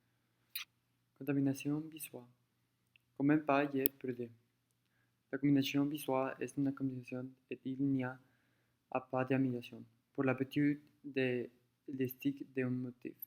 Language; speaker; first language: French; non-native, learner; Spanish